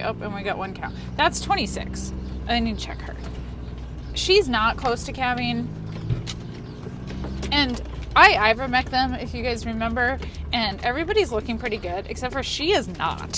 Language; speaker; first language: English; native; English